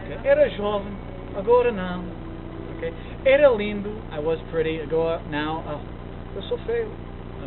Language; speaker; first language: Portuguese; non-native, learner; English